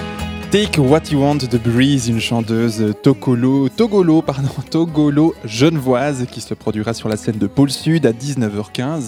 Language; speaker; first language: French; native; French